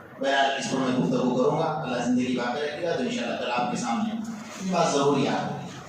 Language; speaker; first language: Urdu; native; Urdu